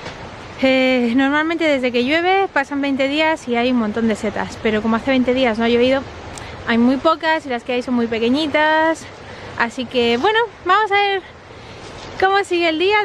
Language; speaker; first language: Spanish; native; Spanish